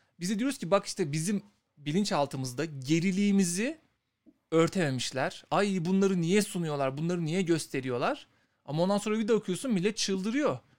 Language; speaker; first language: Turkish; native; Turkish